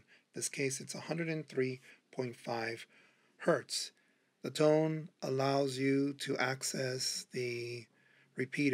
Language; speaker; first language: English; native; English